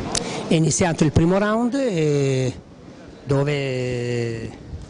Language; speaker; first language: Italian; native; Italian